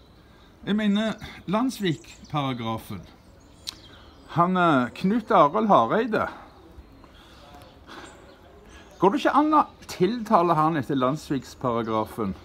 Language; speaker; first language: Norwegian; native; Norwegian